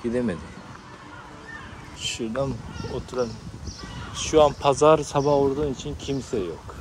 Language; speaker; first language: Turkish; non-native, learner; Japanese